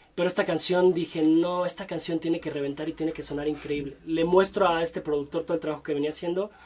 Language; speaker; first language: Spanish; native; Spanish